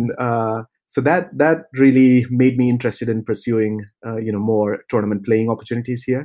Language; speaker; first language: English; non-native, local second language; Malayalam